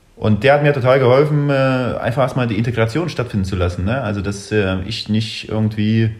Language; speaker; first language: German; early bilingual, other home language; Russian